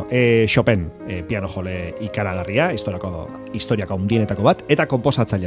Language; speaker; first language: Basque; native; Basque